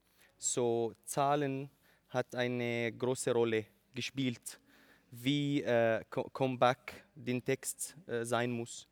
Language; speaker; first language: German; non-native, learner; Arabic